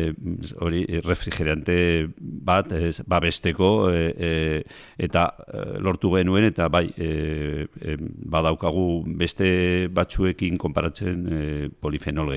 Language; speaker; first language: Basque; non-native, local second language; Spanish